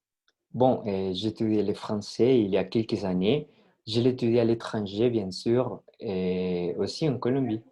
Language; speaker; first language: French; non-native, learner; Spanish